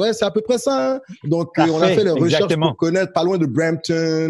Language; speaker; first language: French; native; French